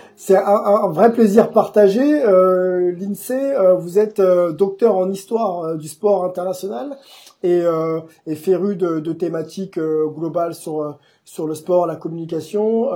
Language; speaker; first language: French; native; French